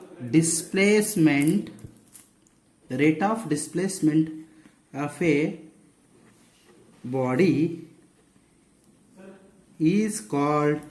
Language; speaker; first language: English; non-native, local second language; Kannada